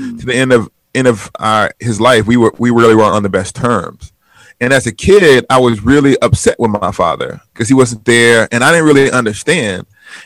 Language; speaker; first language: English; native; English